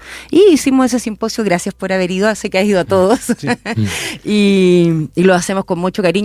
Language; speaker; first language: Spanish; native; Spanish